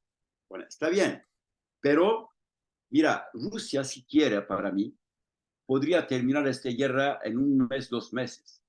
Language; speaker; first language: Spanish; non-native, fluent; Turkish